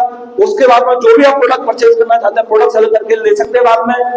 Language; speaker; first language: Hindi; native; Hindi